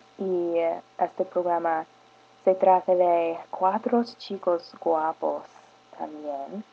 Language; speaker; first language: Spanish; non-native, learner; English